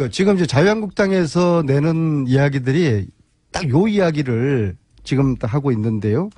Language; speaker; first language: Korean; native; Korean